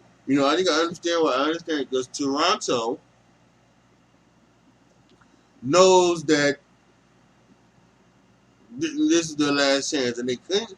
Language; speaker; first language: English; native; English